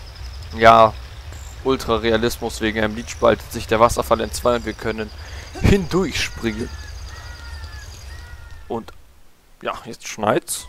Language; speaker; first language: German; native; German